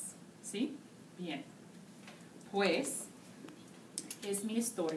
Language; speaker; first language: Spanish; non-native, learner; English